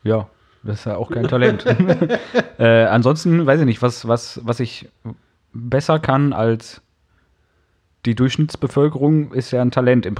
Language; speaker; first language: German; native; German